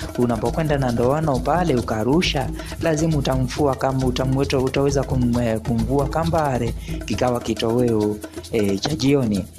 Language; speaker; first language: Swahili; non-native, local second language; Luyia